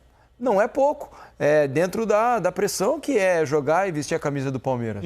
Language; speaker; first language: Portuguese; native; Portuguese